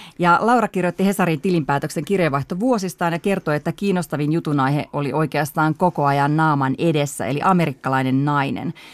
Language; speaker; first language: Finnish; native; Finnish